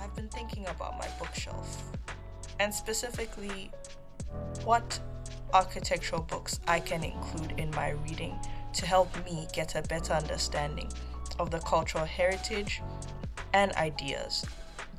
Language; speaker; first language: English; non-native, local second language; Akan